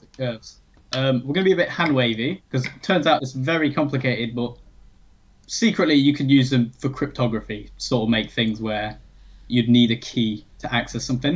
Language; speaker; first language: English; native; English